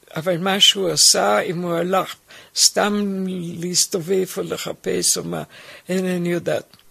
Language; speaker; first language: Hebrew; non-native, fluent; German